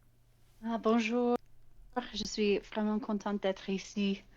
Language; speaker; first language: French; non-native, fluent; English